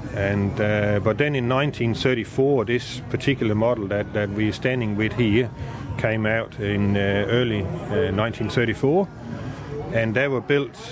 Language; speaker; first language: English; non-native, fluent; Danish